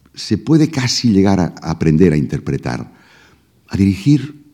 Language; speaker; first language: Spanish; native; Spanish